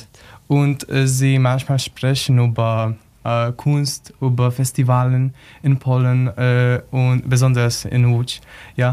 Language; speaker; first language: German; non-native, learner; Polish